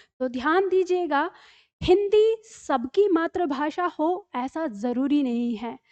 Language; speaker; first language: Hindi; native; Hindi